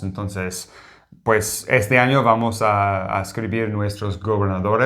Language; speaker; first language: Spanish; non-native, fluent; English